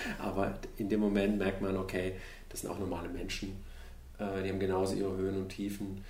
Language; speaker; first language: German; native; German